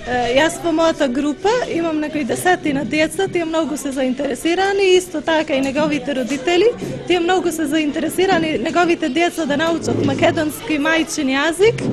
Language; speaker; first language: Macedonian; early bilingual, heritage; Macedonian